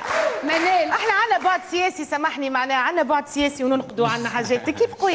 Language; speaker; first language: Arabic; native; Arabic